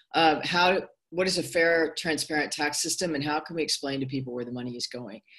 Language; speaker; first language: English; native; English